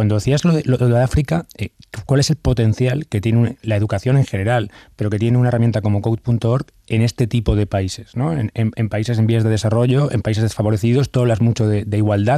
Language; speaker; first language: Spanish; native; Spanish